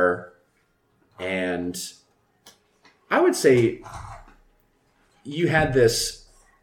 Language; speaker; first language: English; native; English